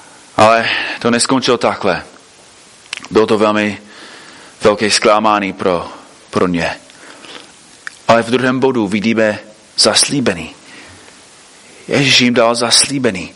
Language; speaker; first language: Czech; non-native, fluent; English